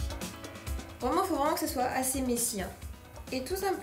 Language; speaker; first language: French; native; French